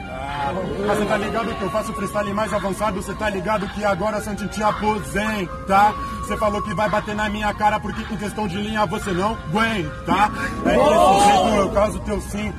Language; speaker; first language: Portuguese; native; Portuguese